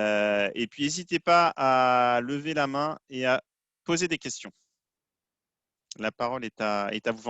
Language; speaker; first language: French; native; French